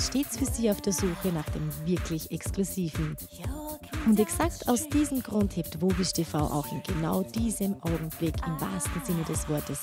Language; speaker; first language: German; native; German